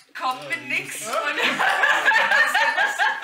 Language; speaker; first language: German; native; German